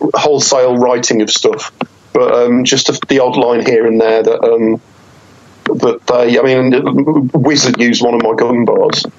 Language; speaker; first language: English; native; English